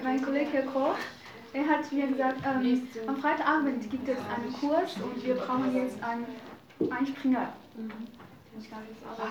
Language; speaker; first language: German; non-native, fluent; Chinese